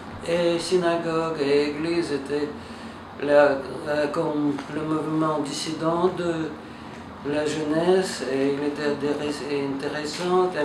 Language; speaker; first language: French; non-native, fluent; Russian